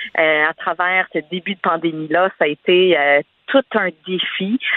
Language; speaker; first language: French; non-native, fluent; English